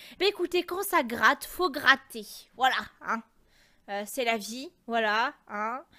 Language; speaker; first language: French; native; French